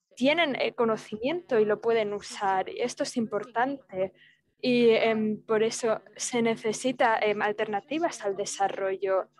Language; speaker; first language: Spanish; non-native, fluent; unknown